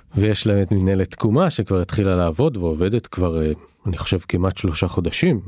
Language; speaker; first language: Hebrew; native; Hebrew